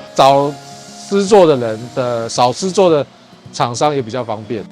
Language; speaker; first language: Chinese; native; Chinese